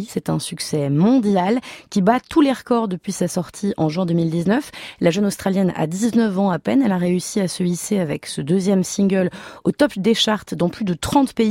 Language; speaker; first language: French; native; French